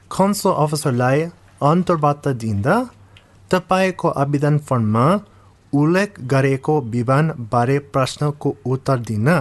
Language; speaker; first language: Nepali; non-native, fluent; English